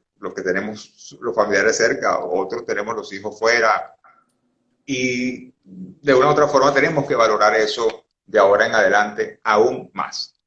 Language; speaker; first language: Spanish; native; Spanish